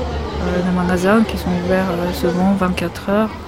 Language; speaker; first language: French; non-native, learner; Japanese